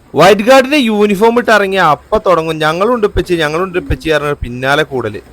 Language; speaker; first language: Malayalam; native; Malayalam